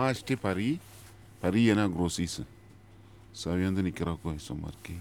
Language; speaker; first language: French; non-native, learner; Tamil